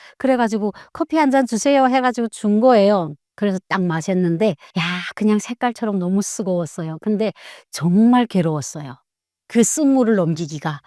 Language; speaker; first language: Korean; native; Korean